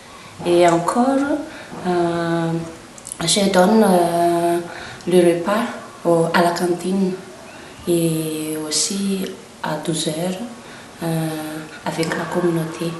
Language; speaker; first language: French; non-native, local second language; Malagasy